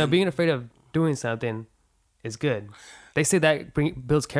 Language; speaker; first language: English; native; English